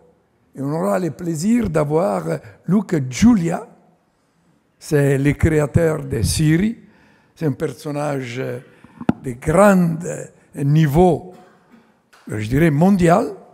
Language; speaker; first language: French; non-native, fluent; Italian